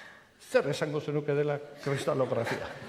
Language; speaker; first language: Basque; native; Basque